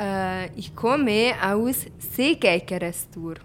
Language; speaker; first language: German; non-native, learner; Hungarian